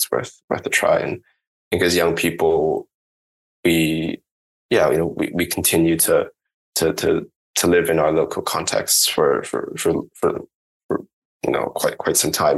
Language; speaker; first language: English; non-native, local second language; Cantonese